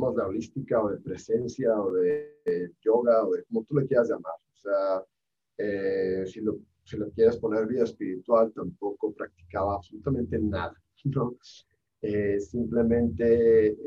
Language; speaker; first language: Spanish; native; Spanish